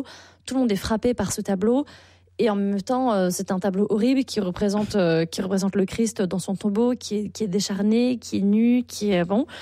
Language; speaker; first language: French; native; French